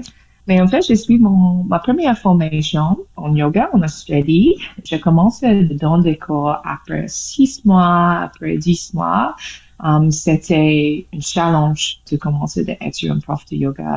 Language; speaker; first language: French; non-native, learner; English